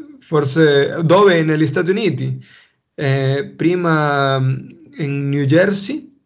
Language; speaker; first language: Italian; non-native, fluent; Spanish